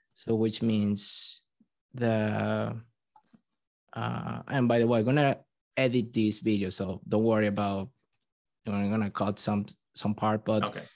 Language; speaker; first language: English; non-native, fluent; Spanish